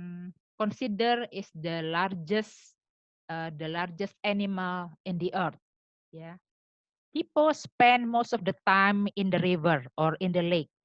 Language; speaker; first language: English; non-native, learner; Indonesian